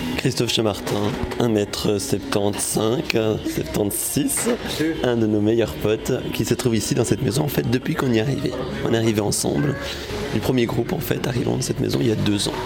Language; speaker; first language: French; native; French